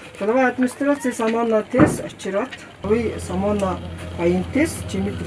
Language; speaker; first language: Russian; non-native, fluent; Mongolian